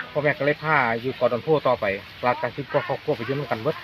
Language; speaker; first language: Thai; non-native, local second language; Northeastern Thai